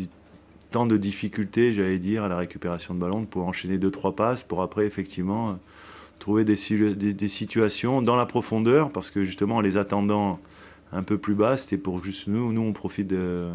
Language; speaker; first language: French; native; French